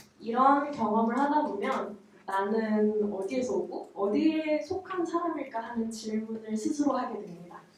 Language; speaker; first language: Korean; native; Korean